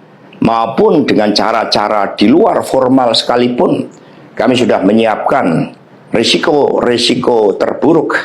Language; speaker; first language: Indonesian; native; Indonesian